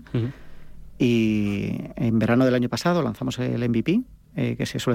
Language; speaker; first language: Spanish; native; Spanish